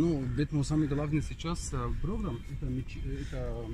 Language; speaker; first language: Russian; non-native, learner; Arabic